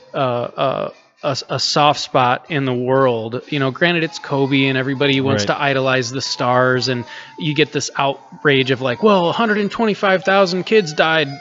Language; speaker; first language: English; native; English